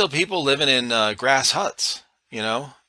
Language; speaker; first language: English; native; English